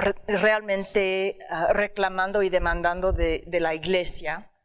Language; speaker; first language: Spanish; early bilingual, heritage; English